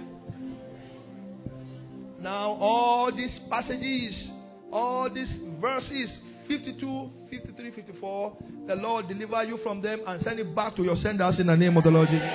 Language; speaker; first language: English; non-native, local second language; Yoruba